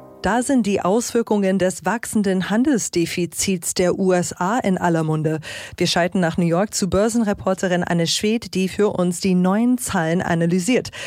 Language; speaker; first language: German; native; German